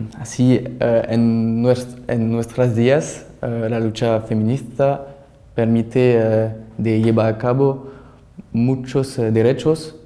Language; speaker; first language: Spanish; non-native, learner; French